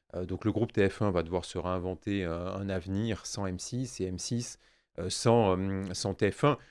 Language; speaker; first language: French; native; French